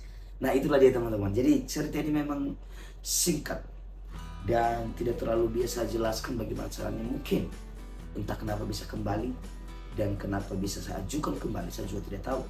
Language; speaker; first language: Indonesian; native; Indonesian